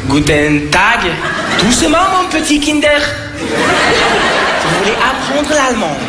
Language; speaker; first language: French; native; French